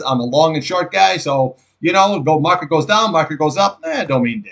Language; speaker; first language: English; native; English